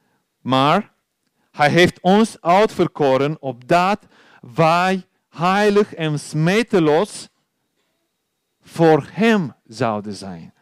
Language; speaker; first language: Dutch; non-native, learner; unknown